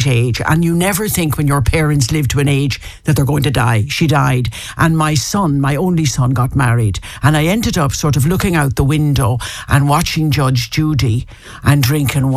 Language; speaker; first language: English; native; English